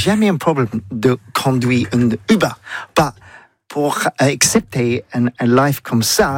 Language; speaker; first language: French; non-native, learner; English